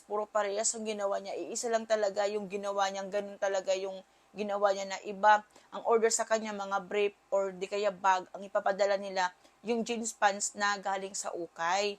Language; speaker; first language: Filipino; native; Filipino